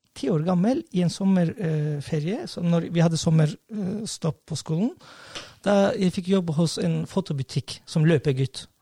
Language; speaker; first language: Norwegian; non-native, fluent; Turkish